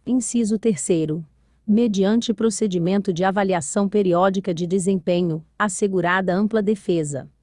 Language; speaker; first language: Portuguese; native; Portuguese